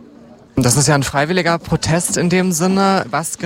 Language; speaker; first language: German; native; German